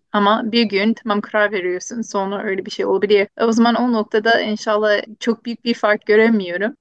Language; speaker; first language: Turkish; non-native, fluent; English